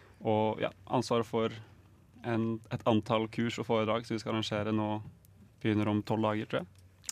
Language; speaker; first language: Norwegian; native; Norwegian